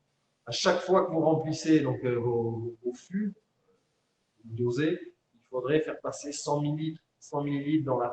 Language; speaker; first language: French; native; French